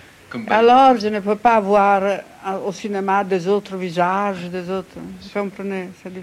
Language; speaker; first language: French; non-native, fluent; Italian